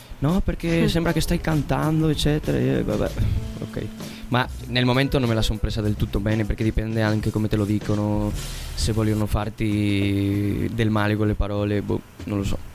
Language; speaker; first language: Italian; non-native, fluent; Spanish